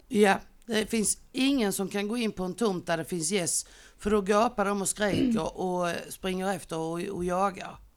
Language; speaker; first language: Swedish; native; Swedish